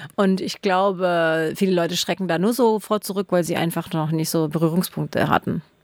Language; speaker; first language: German; native; German